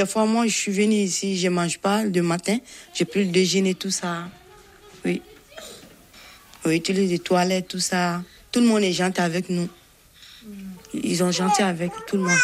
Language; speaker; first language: French; non-native, local second language; Bambara